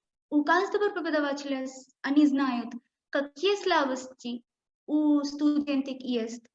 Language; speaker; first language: Russian; non-native, learner; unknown